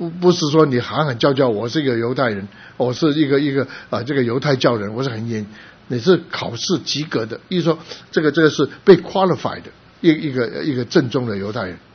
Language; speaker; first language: Chinese; early bilingual, other home language; Cantonese